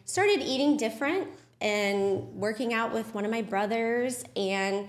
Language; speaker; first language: English; native; English